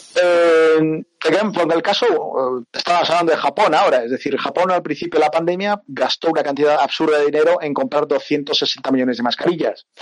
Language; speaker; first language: Spanish; early bilingual, other home language; Portuguese